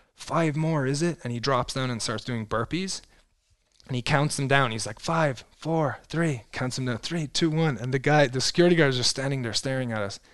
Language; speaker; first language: English; native; English